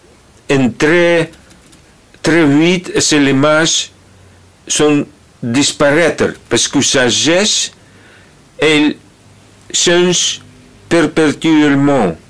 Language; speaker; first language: French; non-native, learner; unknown